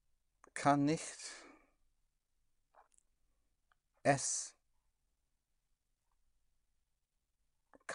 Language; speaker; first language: German; non-native, learner; English